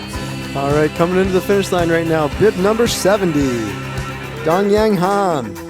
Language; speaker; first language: English; native; English